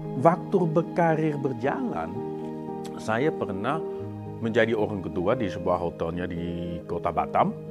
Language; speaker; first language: Indonesian; non-native, fluent; Dutch